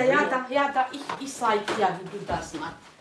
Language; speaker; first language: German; non-native, learner; Kurdish